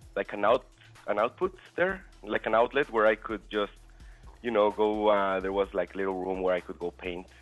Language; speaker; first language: English; non-native, fluent; Spanish